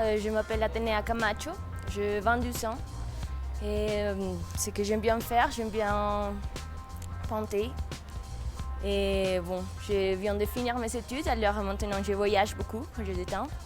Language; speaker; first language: French; non-native, fluent; Spanish